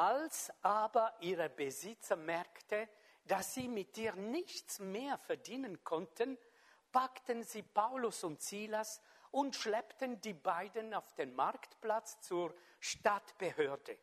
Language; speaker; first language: German; non-native, fluent; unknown